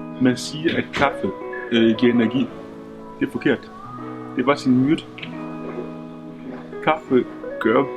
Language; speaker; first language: Danish; early bilingual, other home language; Lingala